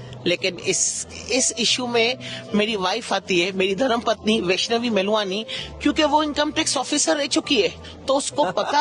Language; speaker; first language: Hindi; native; Hindi